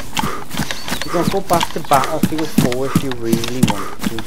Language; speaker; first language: English; native; English